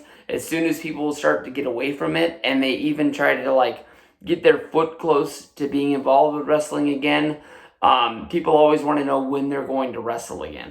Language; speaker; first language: English; native; English